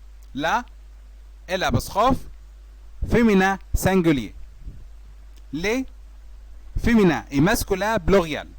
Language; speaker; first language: French; non-native, fluent; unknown